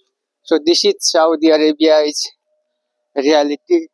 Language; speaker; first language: English; non-native, learner; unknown